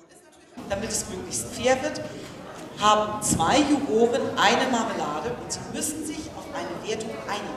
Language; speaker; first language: German; native; German